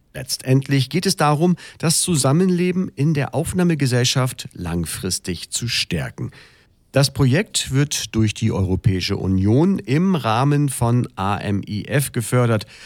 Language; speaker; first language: German; native; German